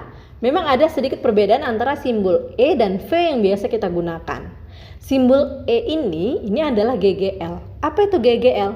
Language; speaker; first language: Indonesian; native; Indonesian